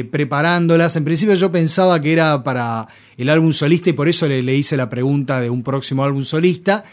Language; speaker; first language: Spanish; native; Spanish